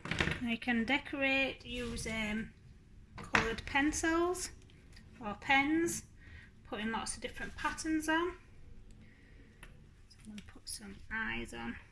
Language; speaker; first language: English; native; English